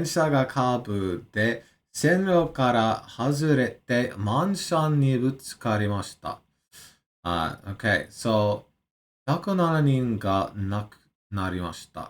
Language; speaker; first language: Japanese; non-native, learner; English